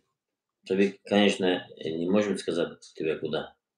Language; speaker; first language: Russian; non-native, learner; Turkish